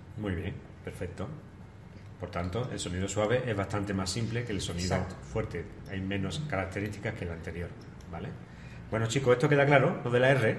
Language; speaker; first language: Spanish; native; Spanish